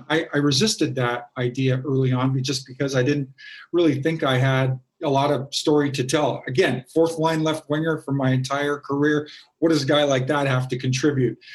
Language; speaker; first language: English; native; English